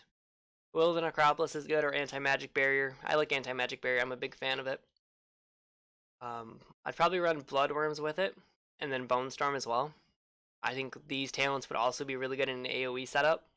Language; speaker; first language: English; native; English